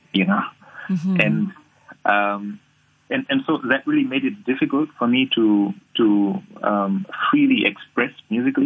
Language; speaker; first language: English; non-native, local second language; Nyanja